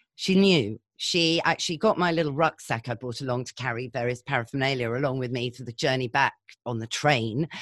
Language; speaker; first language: English; native; English